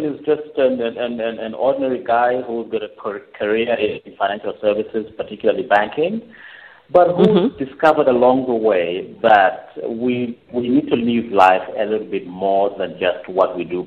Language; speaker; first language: English; non-native, local second language; Shona